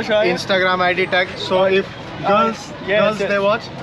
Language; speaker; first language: English; non-native, local second language; Hindi